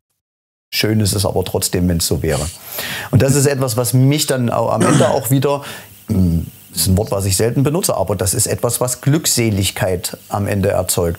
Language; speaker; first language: German; native; German